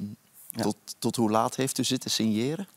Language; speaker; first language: Dutch; native; Dutch